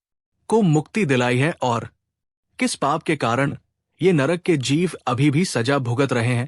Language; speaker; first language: Hindi; native; Hindi